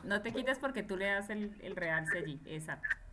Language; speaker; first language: Spanish; native; Spanish